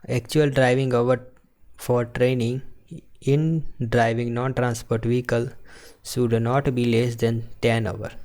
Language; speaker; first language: English; non-native, local second language; Gujarati